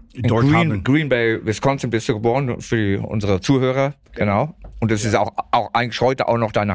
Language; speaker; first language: German; native; German